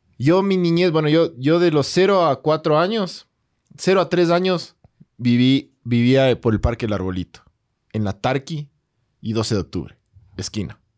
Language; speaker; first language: Spanish; native; Spanish